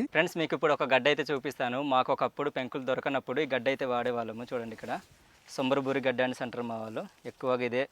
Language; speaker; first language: Telugu; native; Telugu